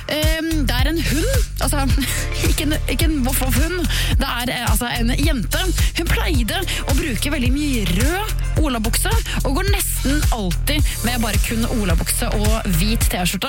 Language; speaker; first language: Norwegian; native; Norwegian